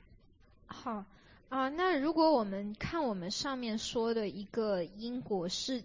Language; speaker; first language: Chinese; native; Chinese